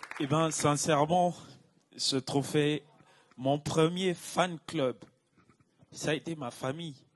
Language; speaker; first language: French; non-native, local second language; Lingala